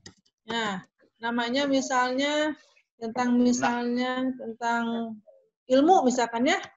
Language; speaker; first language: Indonesian; native; Indonesian